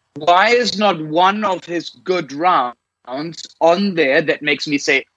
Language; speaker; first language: English; non-native, fluent; German